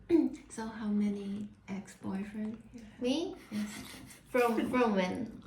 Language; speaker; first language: English; non-native, learner; Korean